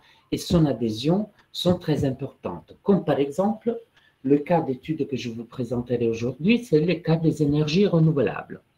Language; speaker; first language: French; non-native, fluent; Italian